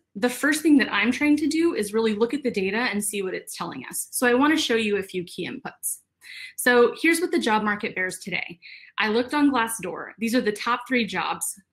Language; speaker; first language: English; native; English